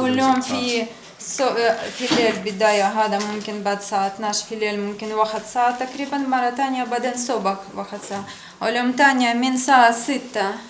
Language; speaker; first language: Arabic; non-native, learner; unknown